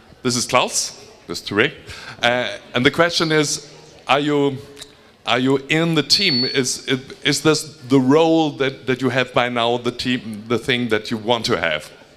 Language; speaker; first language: English; non-native, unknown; German